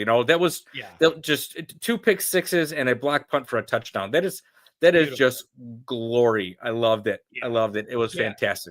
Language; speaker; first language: English; native; English